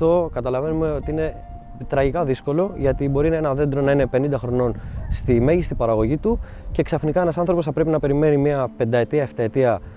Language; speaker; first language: Greek; native; Greek